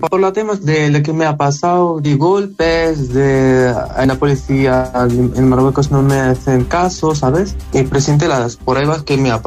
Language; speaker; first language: Spanish; non-native, learner; Arabic